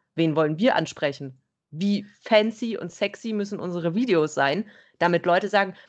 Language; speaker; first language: German; native; German